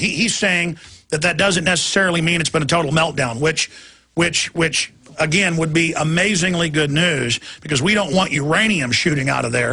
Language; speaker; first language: English; native; English